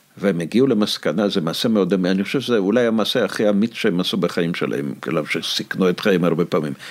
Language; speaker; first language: Hebrew; non-native, fluent; Russian